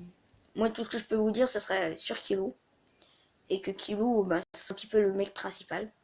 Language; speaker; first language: French; native; French